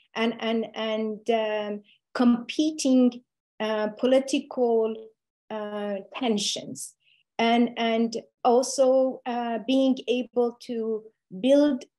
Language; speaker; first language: English; non-native, fluent; Persian